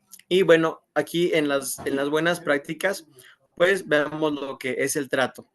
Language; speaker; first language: Spanish; native; Spanish